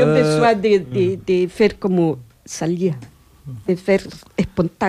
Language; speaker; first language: French; non-native, learner; Spanish